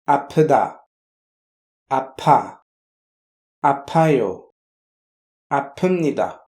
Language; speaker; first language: Korean; non-native, fluent; French